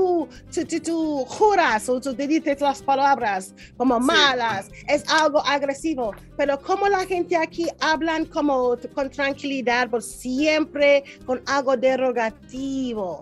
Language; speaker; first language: Spanish; non-native, learner; English